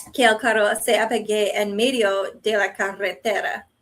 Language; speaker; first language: Spanish; non-native, learner; English